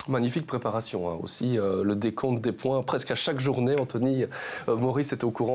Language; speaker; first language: French; native; French